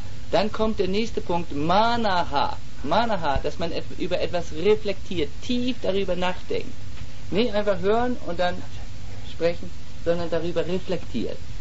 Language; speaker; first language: German; native; German